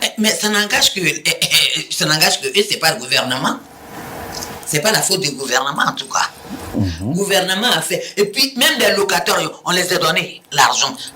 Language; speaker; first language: French; non-native, local second language; Mandingo